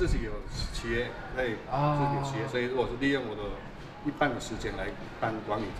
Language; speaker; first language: Chinese; early bilingual, heritage; Chinese